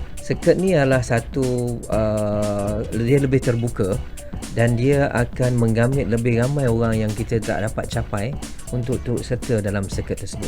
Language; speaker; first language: Malay; native; Malay